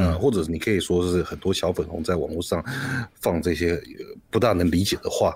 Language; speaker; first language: Chinese; native; Chinese